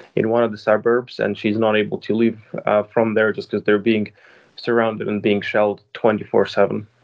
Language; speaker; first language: English; non-native, fluent; Ukrainian